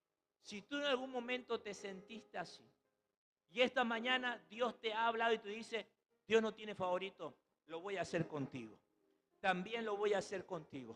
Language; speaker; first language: Spanish; native; Spanish